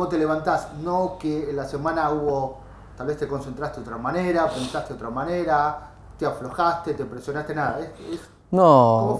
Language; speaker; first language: Spanish; native; Spanish